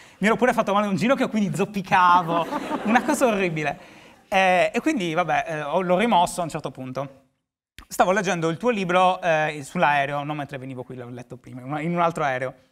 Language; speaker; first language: Italian; native; Italian